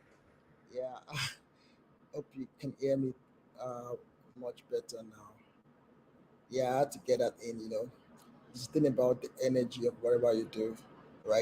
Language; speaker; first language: English; non-native, local second language; Yoruba